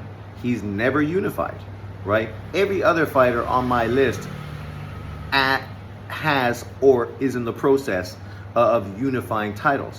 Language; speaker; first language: English; native; English